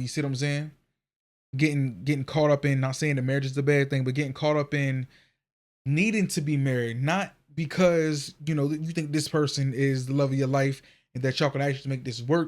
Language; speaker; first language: English; native; English